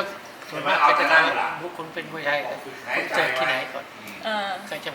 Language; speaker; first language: Thai; native; Thai